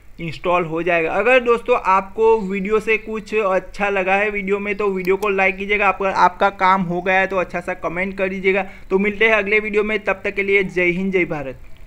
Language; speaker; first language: Hindi; non-native, local second language; Gujarati